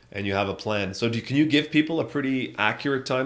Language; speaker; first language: English; native; English